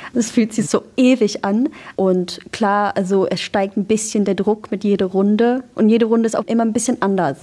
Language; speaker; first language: German; non-native, fluent; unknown